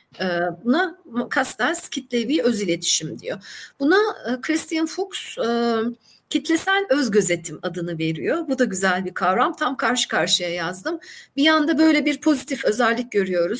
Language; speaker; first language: Turkish; native; Turkish